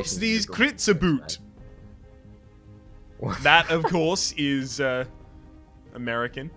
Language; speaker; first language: English; native; English